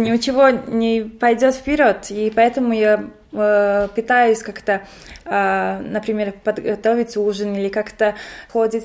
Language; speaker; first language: Russian; non-native, local second language; Latvian